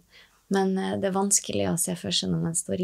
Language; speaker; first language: Norwegian; native; Norwegian